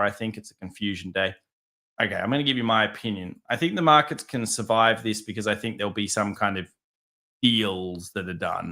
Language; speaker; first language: English; native; English